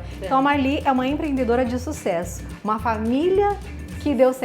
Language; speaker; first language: Portuguese; native; Portuguese